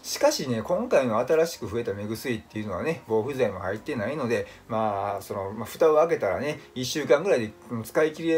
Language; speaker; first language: Japanese; native; Japanese